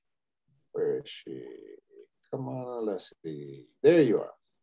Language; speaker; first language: English; native; English